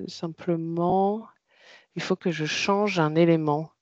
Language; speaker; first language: French; native; French